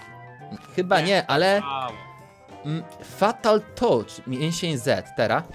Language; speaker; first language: Polish; native; Polish